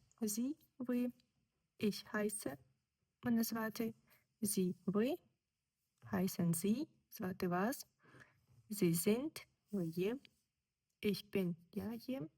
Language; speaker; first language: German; non-native, fluent; Ukrainian